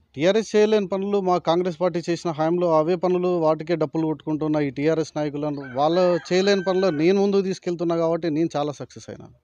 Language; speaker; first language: Telugu; native; Telugu